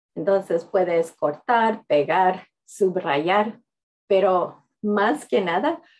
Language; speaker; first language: Spanish; early bilingual, heritage; English